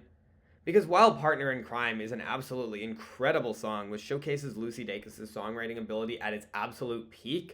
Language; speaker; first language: English; native; English